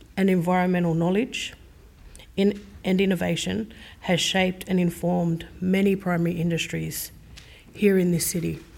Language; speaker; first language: English; native; English